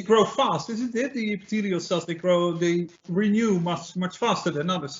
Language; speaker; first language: English; non-native, fluent; Dutch